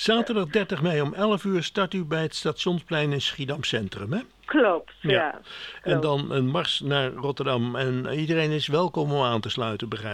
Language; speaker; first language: Dutch; native; Dutch